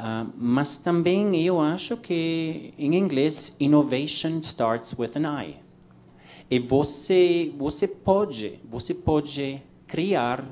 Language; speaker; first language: Portuguese; non-native, learner; English